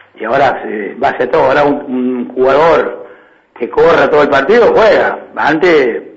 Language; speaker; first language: Spanish; native; Spanish